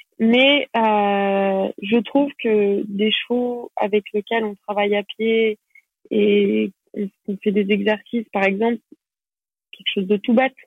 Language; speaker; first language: French; native; French